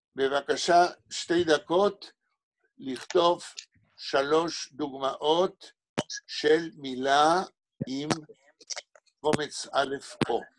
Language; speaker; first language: Hebrew; native; Hebrew